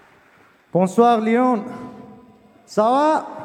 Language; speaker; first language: French; non-native, learner; Armenian